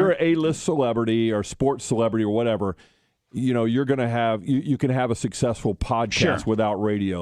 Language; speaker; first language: English; native; English